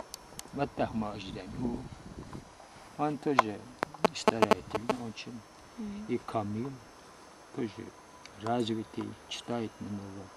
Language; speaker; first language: Russian; non-native, local second language; Uyghur